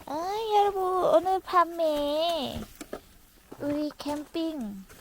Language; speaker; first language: Korean; non-native, learner; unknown